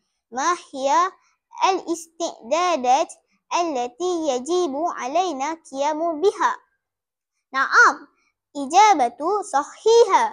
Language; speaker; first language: Arabic; non-native, learner; Malay